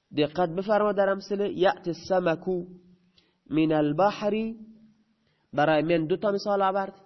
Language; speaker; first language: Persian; non-native, local second language; Baluchi